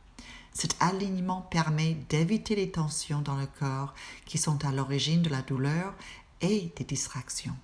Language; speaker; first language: French; non-native, fluent; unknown